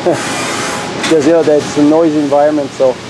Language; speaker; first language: English; non-native, local second language; French